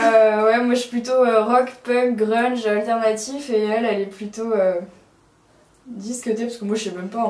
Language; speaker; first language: French; native; French